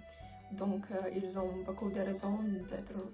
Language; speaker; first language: French; non-native, learner; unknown